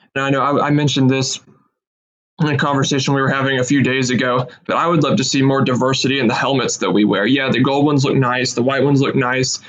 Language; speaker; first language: English; native; English